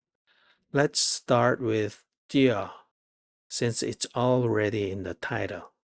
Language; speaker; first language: English; non-native, fluent; Korean